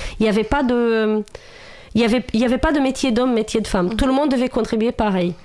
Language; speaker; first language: French; non-native, fluent; Romanian